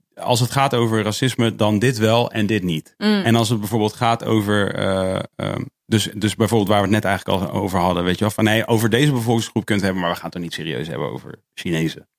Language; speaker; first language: Dutch; native; Dutch